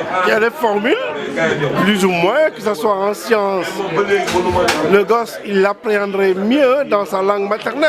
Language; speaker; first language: French; non-native, local second language; Wolof